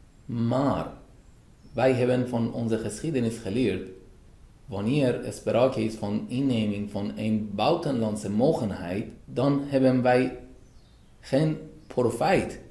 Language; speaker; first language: Dutch; non-native, fluent; Persian